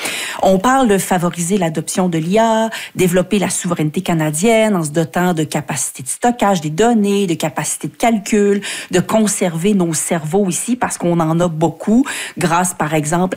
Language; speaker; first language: French; native; French